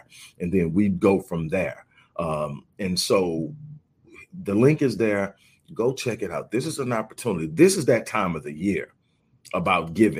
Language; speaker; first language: English; native; English